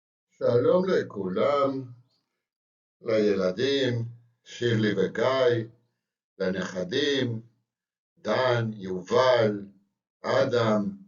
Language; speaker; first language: Hebrew; non-native, fluent; Spanish